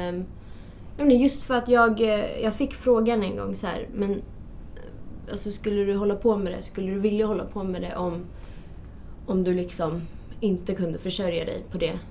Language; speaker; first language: Swedish; early bilingual, other home language; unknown